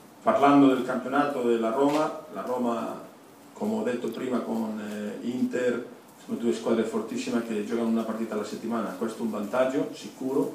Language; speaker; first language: Italian; non-native, fluent; Spanish